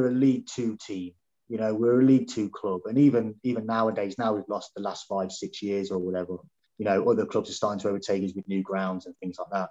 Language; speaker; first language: English; native; English